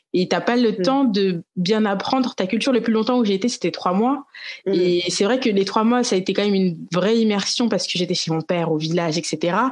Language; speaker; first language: French; native; French